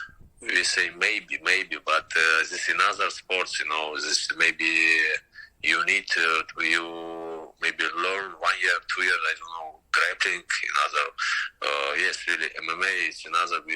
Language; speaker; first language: English; non-native, learner; Russian